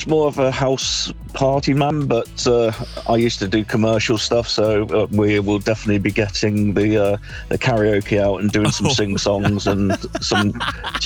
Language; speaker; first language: English; native; English